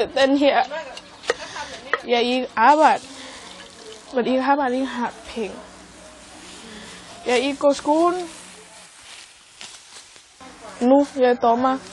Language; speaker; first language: Danish; non-native, learner; Thai